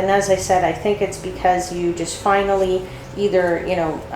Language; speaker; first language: English; native; English